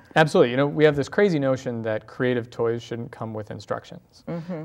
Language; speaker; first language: English; native; English